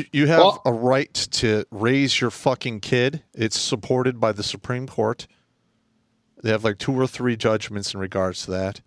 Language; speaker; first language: English; native; English